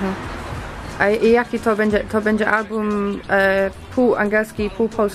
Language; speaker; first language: Polish; early bilingual, heritage; Polish